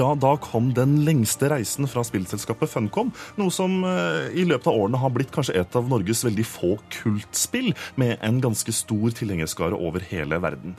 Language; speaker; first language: Norwegian; native; Norwegian